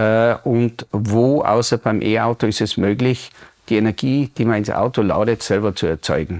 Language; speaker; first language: German; native; German